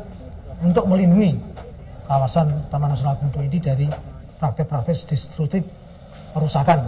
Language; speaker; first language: Indonesian; native; Indonesian